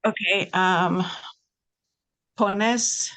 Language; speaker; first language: Spanish; non-native, learner; English